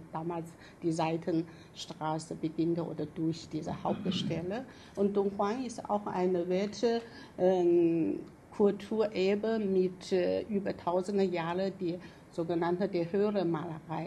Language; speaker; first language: German; non-native, fluent; Chinese